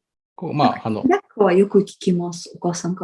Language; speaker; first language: Japanese; non-native, fluent; Russian